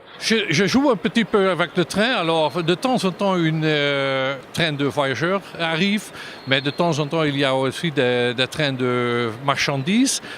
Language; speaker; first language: French; non-native, learner; German